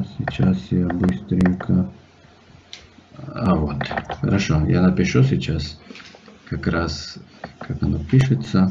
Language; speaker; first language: Russian; non-native, fluent; Spanish